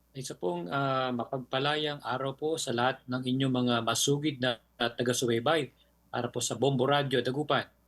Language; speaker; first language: Filipino; native; Filipino